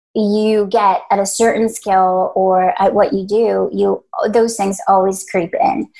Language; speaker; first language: English; early bilingual, other home language; Spanish